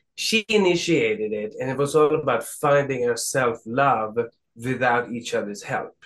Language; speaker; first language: English; non-native, fluent; Swedish